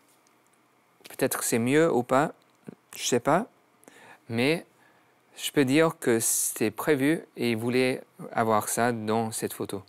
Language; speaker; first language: French; non-native, learner; English